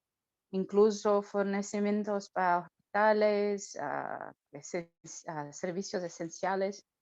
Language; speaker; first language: Spanish; non-native, fluent; Portuguese